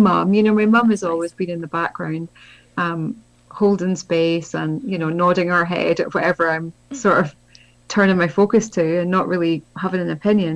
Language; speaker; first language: English; native; English